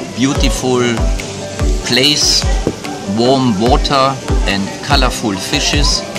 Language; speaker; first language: English; non-native, fluent; German